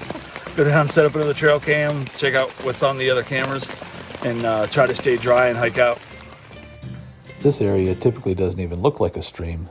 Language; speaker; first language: English; native; English